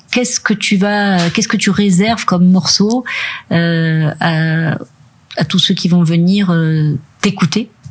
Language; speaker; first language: French; native; French